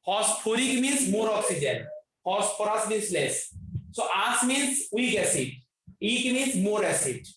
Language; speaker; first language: English; non-native, local second language; Bangla